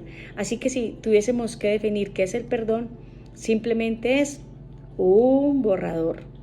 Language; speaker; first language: Spanish; native; Spanish